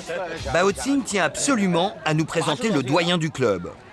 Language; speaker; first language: French; native; French